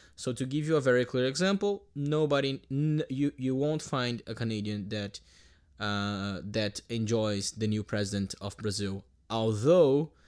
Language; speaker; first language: English; non-native, fluent; Portuguese